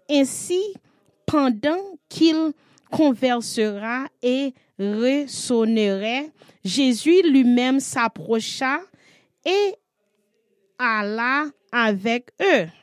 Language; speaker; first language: French; non-native, learner; English